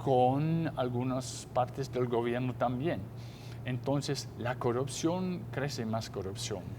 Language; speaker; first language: Spanish; non-native, fluent; English